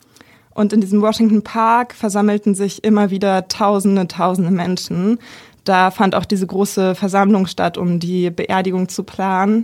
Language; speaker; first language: German; native; German